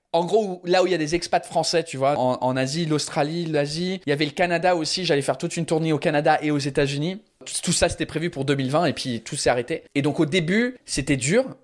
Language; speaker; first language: French; early bilingual, other home language; English